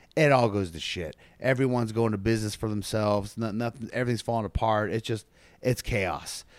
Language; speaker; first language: English; native; English